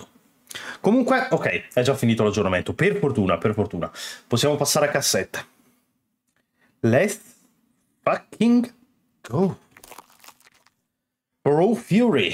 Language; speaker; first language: Italian; native; Italian